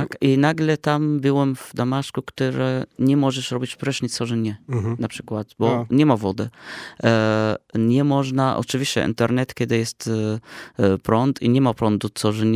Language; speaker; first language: Polish; non-native, fluent; Arabic